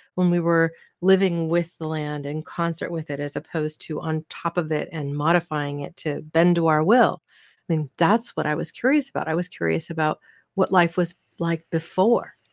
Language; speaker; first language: English; native; English